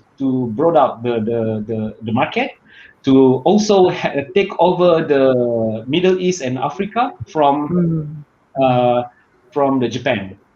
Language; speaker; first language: English; non-native, learner; Malay